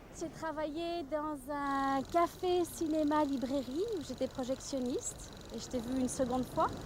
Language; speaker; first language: French; native; French